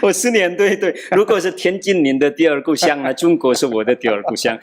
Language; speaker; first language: Chinese; non-native, fluent; Madurese